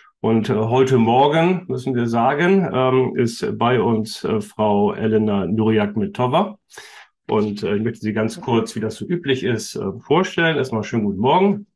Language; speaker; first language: German; native; German